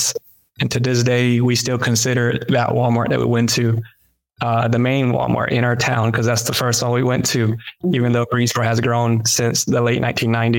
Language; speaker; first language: English; early bilingual, other home language; Spanish